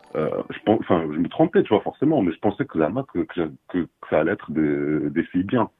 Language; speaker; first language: French; non-native, local second language; Arabic